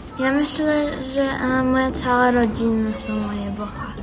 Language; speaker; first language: Polish; early bilingual, heritage; Polish